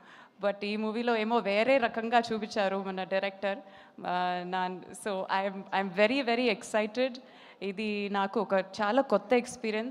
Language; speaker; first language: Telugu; non-native, fluent; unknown